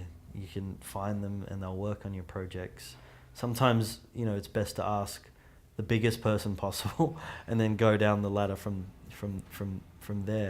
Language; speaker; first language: English; native; English